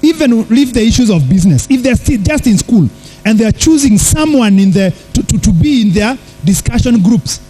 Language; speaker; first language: English; non-native, local second language; Swahili